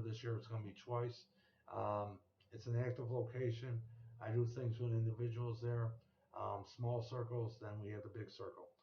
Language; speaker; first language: English; native; English